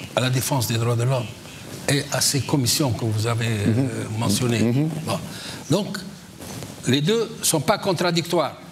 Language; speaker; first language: French; non-native, local second language; Arabic